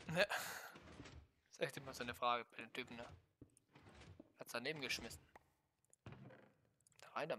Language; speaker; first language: German; native; German